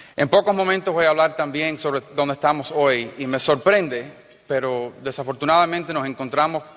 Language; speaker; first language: Spanish; early bilingual, heritage; Spanish